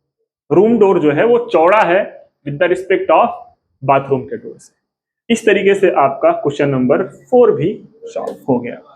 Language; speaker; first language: Hindi; native; Hindi